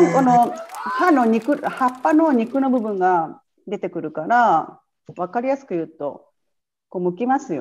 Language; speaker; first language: Japanese; native; Japanese